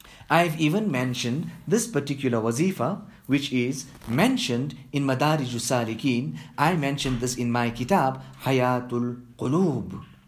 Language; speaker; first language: English; native; English